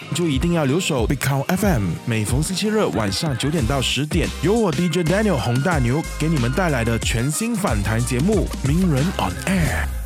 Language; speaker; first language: Chinese; native; Chinese